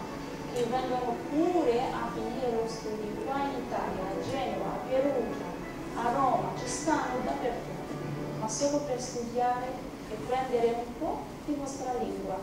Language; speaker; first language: Italian; non-native, fluent; Arabic